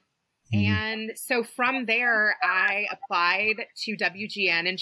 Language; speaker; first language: English; native; English